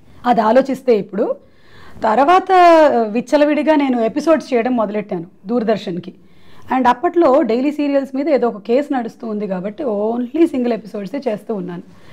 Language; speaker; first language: Telugu; non-native, local second language; Malayalam